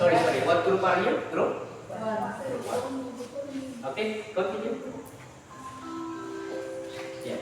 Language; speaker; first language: English; non-native, learner; Indonesian